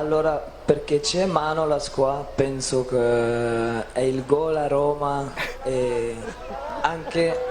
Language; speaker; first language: Italian; non-native, fluent; Dutch